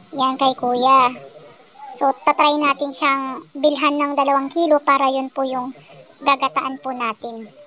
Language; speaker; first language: Filipino; non-native, local second language; Pangasinan